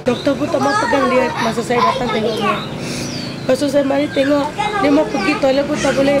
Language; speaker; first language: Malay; non-native, local second language; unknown